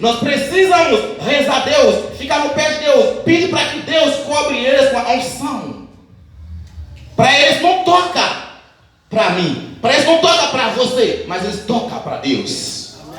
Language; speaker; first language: Portuguese; non-native, learner; Haitian Creole